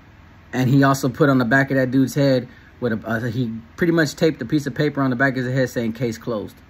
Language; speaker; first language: English; native; English